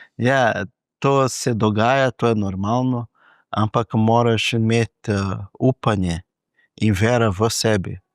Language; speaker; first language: Slovenian; non-native, fluent; Portuguese